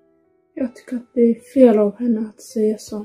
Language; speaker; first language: Swedish; early bilingual, other home language; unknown